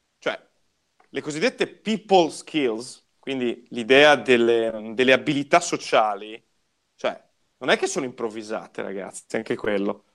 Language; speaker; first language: Italian; native; Italian